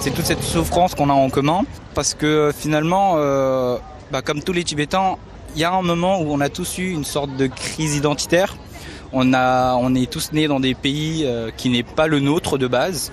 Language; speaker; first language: French; early bilingual, other home language; Tibetan